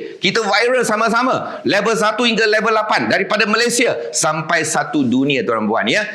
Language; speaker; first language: Malay; native; Malay